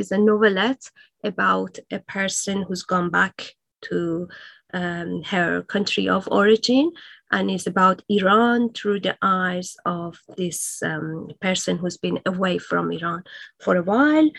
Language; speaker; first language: English; non-native, fluent; Persian